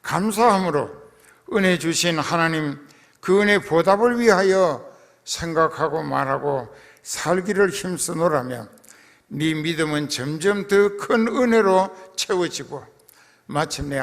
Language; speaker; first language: Korean; native; Korean